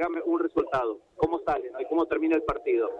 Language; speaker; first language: Spanish; native; Spanish